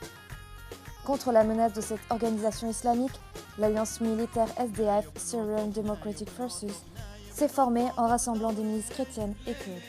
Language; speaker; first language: French; native; French